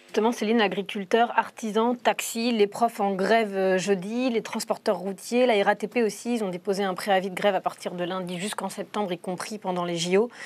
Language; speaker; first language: French; native; French